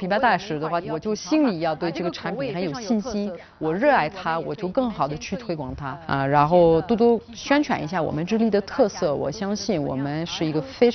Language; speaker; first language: Chinese; non-native, fluent; French